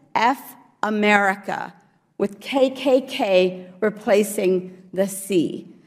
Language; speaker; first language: English; early bilingual, other home language; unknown